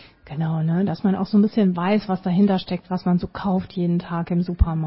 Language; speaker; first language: German; native; German